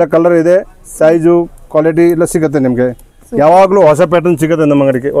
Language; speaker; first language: Kannada; non-native, local second language; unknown